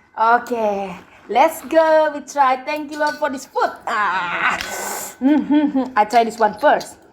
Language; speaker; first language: English; non-native, learner; Indonesian